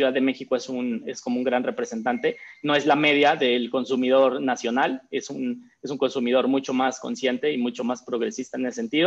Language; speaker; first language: Spanish; native; Spanish